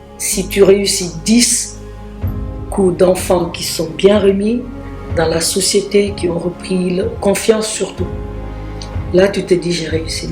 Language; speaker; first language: French; non-native, local second language; Wolof